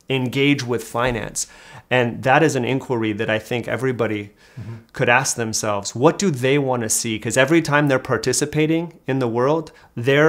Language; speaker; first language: English; native; English